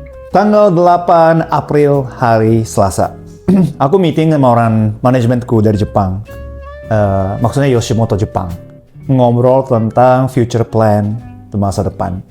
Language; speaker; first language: Indonesian; non-native, fluent; Japanese